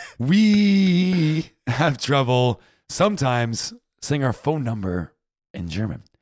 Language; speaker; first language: English; native; English